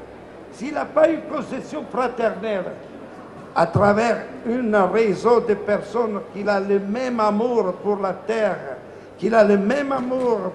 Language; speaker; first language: French; non-native, fluent; Italian